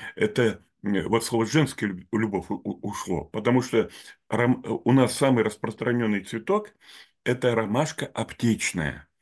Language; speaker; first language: Russian; native; Russian